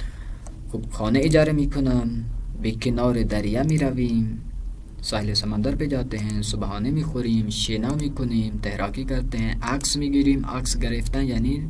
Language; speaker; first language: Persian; non-native, fluent; Urdu